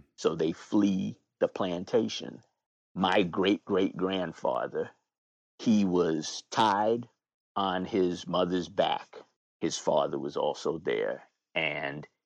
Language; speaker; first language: English; native; English